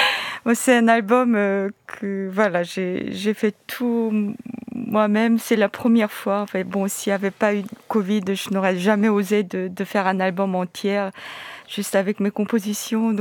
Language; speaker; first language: French; non-native, fluent; Korean